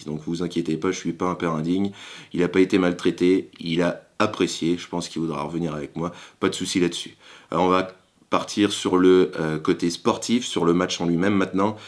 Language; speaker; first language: French; native; French